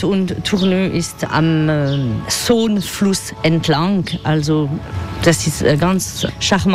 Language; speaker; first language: German; non-native, fluent; French